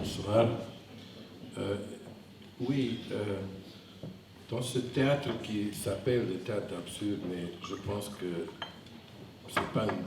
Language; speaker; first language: French; non-native, fluent; Hungarian